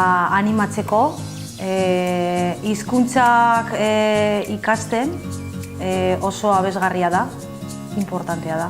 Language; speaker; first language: Basque; non-native, local second language; Spanish